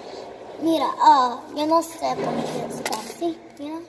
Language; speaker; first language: Spanish; early bilingual, heritage; Spanish